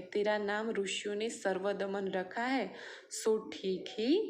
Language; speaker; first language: Hindi; non-native, local second language; Gujarati